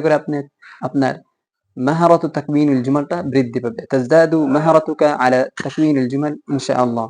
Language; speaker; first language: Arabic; non-native, fluent; Bangla